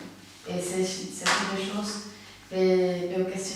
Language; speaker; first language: French; non-native, fluent; Spanish